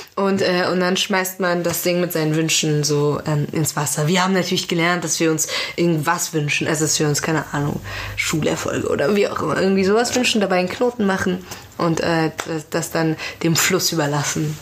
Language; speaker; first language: German; early bilingual, other home language; Persian